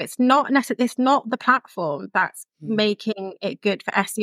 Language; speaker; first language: English; native; English